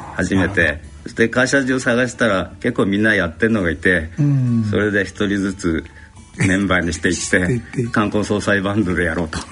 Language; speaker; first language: Japanese; native; Japanese